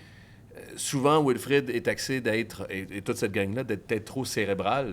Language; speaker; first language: French; native; French